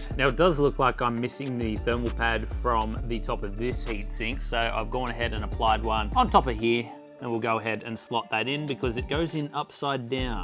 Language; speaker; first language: English; native; English